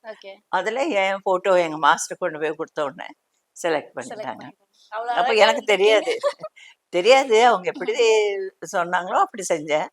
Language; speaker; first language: Tamil; non-native, local second language; Telugu